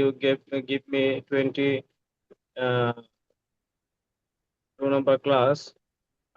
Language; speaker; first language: English; non-native, learner; Bangla